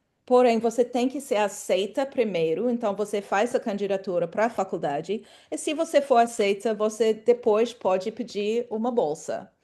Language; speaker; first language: Portuguese; non-native, fluent; English